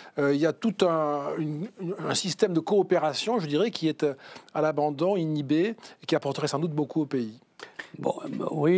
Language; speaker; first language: French; native; French